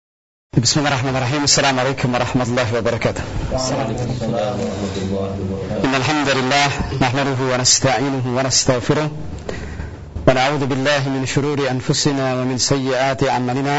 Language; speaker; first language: Arabic; non-native, fluent; Indonesian